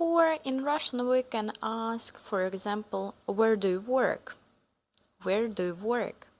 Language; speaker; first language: English; non-native, fluent; Russian